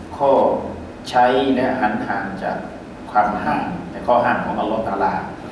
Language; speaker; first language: Thai; native; Thai